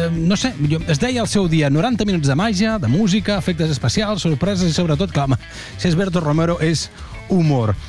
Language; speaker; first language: Catalan; native; Catalan